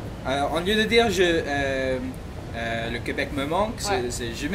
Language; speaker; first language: French; non-native, fluent; English